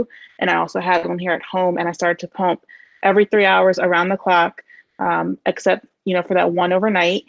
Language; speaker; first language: English; native; English